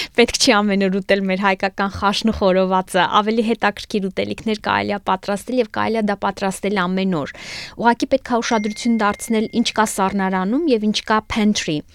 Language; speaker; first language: Armenian; native; Armenian